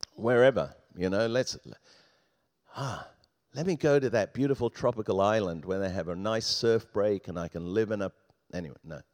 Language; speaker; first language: English; native; English